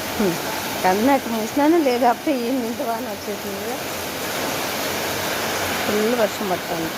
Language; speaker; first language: Telugu; native; Telugu